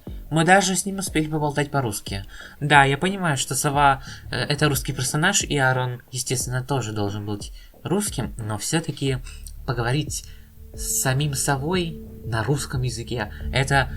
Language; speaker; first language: Russian; native; Russian